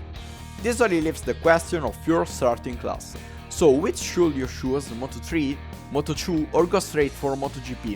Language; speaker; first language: English; non-native, fluent; German